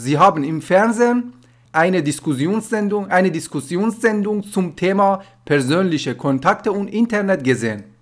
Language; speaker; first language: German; non-native, fluent; Persian